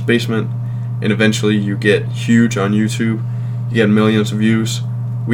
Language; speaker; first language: English; non-native, fluent; Danish